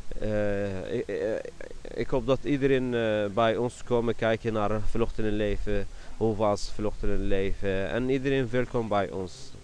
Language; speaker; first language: Dutch; non-native, learner; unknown